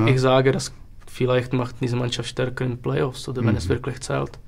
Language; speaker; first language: German; non-native, learner; Czech